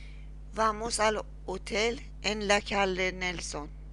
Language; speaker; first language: Spanish; non-native, learner; Persian